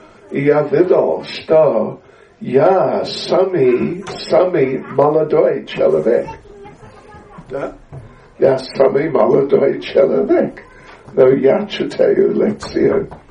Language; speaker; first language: Russian; non-native, learner; English